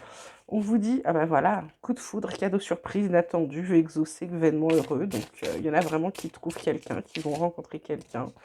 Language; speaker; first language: French; native; French